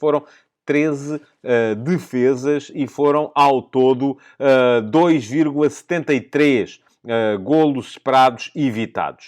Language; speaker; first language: Portuguese; native; Portuguese